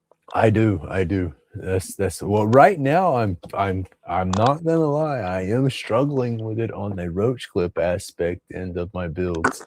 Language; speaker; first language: English; native; English